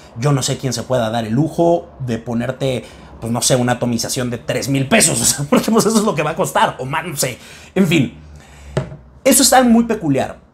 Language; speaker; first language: Spanish; native; Spanish